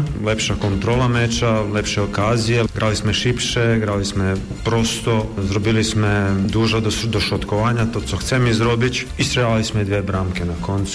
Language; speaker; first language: Polish; non-native, learner; Croatian